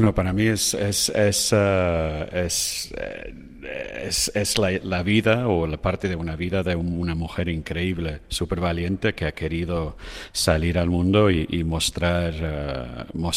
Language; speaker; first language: Spanish; non-native, fluent; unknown